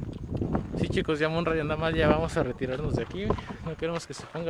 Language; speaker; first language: Spanish; native; Spanish